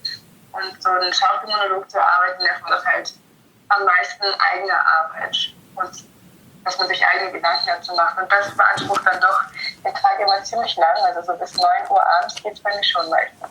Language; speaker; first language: German; native; German